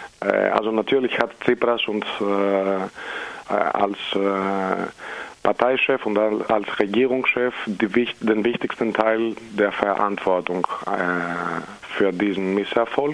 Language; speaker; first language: German; non-native, fluent; Greek